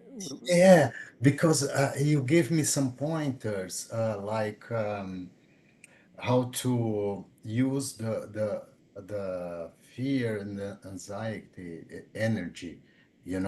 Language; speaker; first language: English; non-native, fluent; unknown